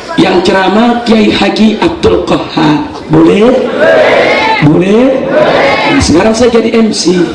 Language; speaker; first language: Indonesian; native; Indonesian